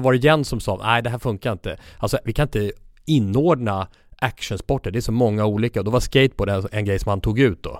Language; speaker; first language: Swedish; native; Swedish